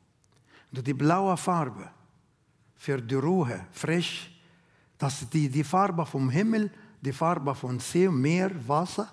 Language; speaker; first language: German; non-native, learner; Arabic